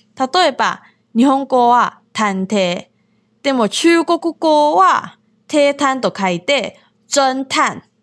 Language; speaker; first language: Japanese; non-native, fluent; Chinese